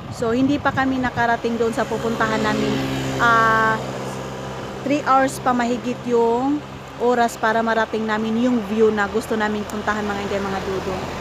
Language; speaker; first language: Filipino; native; Filipino